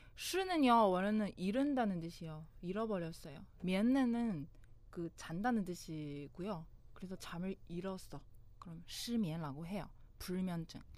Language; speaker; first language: Korean; non-native, fluent; Chinese